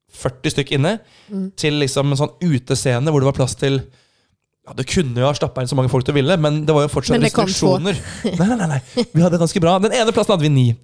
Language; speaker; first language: Norwegian; native; Norwegian